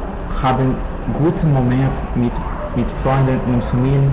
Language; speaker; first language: German; non-native, learner; Portuguese